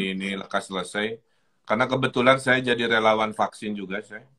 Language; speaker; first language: Indonesian; native; Indonesian